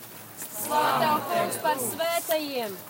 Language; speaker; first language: Latvian; native; Latvian